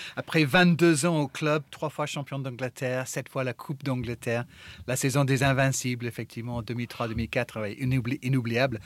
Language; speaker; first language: French; non-native, fluent; English